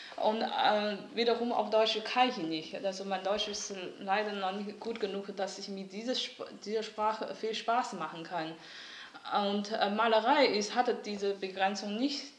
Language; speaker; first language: German; non-native, learner; Chinese